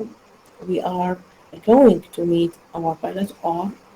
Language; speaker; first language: English; non-native, learner; Arabic